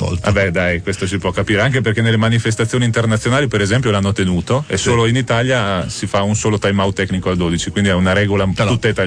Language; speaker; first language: Italian; native; Italian